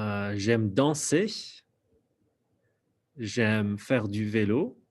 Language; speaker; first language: French; non-native, fluent; English